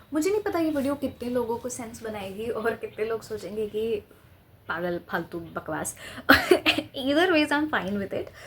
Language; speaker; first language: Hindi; non-native, local second language; Bangla